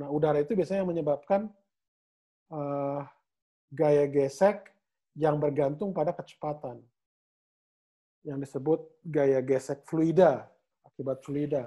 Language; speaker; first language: Indonesian; native; Indonesian